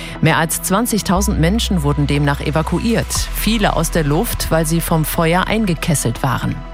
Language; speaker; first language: German; native; German